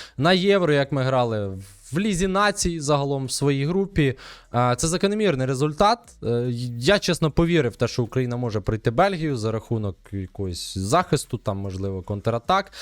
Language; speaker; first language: Ukrainian; native; Ukrainian